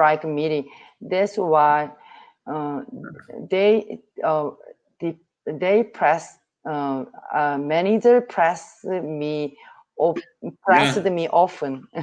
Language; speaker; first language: English; non-native, learner; Korean